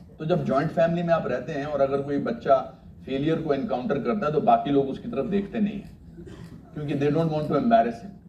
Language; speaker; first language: Hindi; native; Hindi